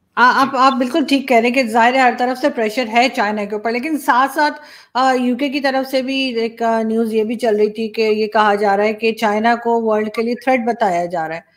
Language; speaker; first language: Urdu; native; Urdu